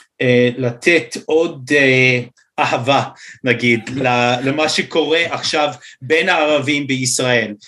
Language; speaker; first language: Hebrew; non-native, fluent; English